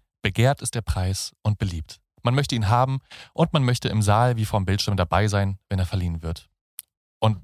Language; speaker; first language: German; native; German